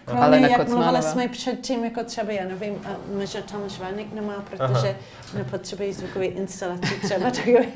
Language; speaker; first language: Czech; non-native, learner; English